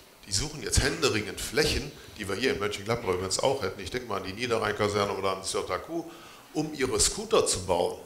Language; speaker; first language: German; native; German